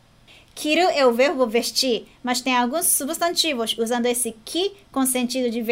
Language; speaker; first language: Portuguese; non-native, fluent; Japanese